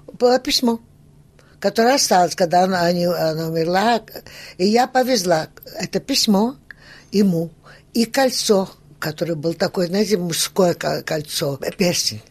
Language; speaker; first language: Russian; early bilingual, heritage; Russian